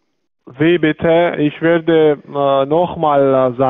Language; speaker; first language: German; non-native, learner; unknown